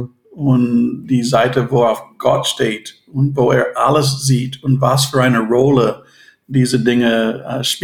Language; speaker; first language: German; non-native, fluent; English